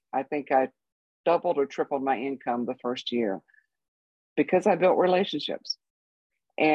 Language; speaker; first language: English; native; English